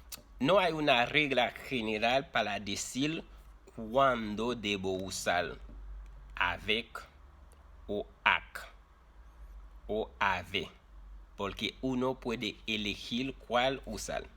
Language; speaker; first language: Spanish; non-native, fluent; Haitian Creole